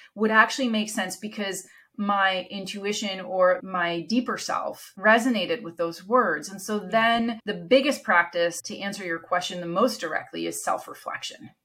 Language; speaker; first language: English; non-native, fluent; Italian